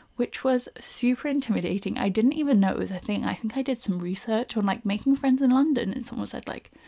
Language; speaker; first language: English; native; English